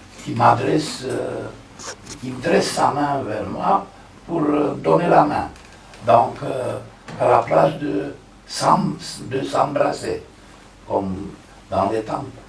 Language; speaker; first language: French; non-native, fluent; Romanian